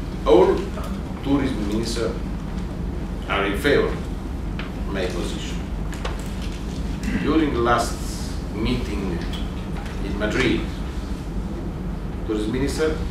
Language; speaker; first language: English; non-native, learner; Italian